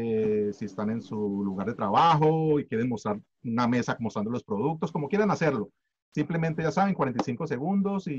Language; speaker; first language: Spanish; native; Spanish